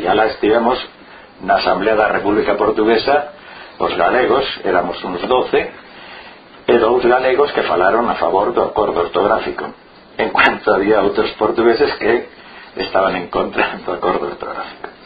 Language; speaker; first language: Galician; non-native, local second language; Spanish